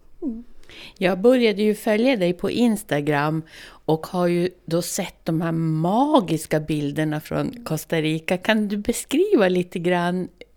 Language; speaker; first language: Swedish; native; Swedish